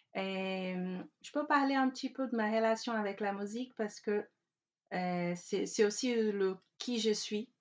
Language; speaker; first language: French; non-native, fluent; Portuguese